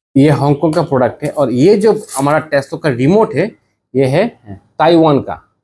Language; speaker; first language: Hindi; non-native, learner; Bangla